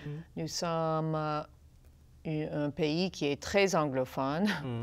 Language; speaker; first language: French; non-native, fluent; English